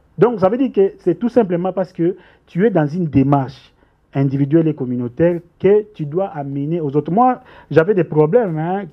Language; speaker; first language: French; non-native, local second language; Lingala